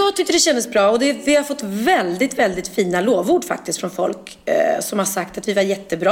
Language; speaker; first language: Swedish; native; Swedish